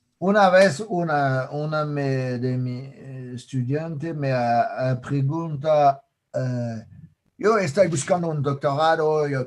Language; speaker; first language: Spanish; non-native, fluent; French